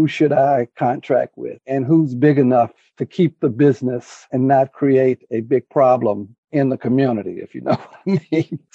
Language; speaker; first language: English; native; English